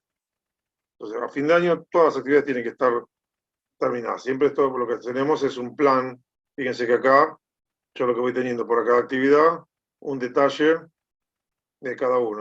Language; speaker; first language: Spanish; native; Spanish